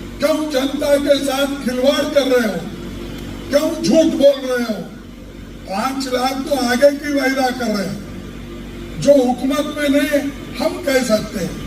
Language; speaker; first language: Hindi; non-native, local second language; Kannada